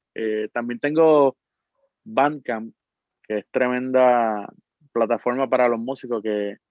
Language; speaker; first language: Spanish; native; Spanish